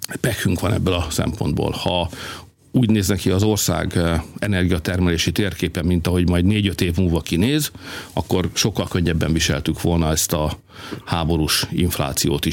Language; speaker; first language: Hungarian; native; Hungarian